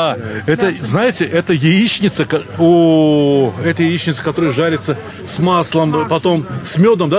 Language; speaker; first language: Russian; native; Russian